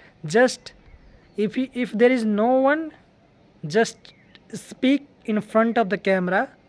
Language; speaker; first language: English; non-native, learner; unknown